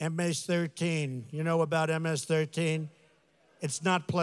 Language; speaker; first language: English; native; English